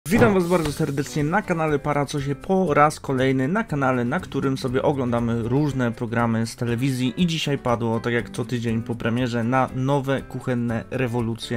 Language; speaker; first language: Polish; native; Polish